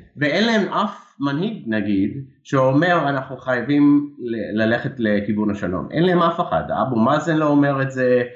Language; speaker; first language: Hebrew; non-native, fluent; English